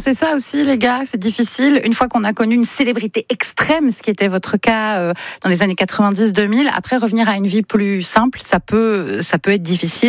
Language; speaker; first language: French; native; French